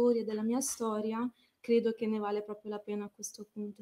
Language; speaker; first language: Italian; early bilingual, other home language; Arabic